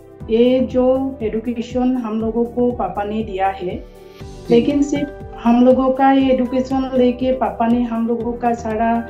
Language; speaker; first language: Hindi; non-native, local second language; Assamese